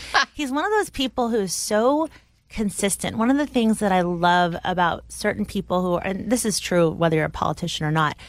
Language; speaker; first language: English; native; English